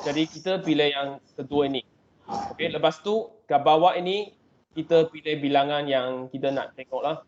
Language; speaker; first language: Malay; non-native, local second language; Chinese